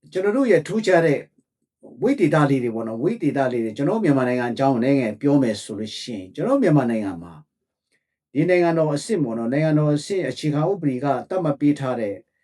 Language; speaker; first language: Burmese; non-native, local second language; Hakha Chin